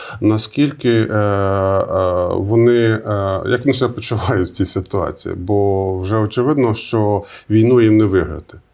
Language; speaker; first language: Ukrainian; native; Ukrainian